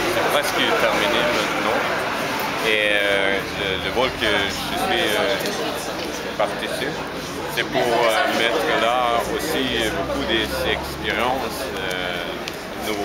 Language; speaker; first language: French; non-native, fluent; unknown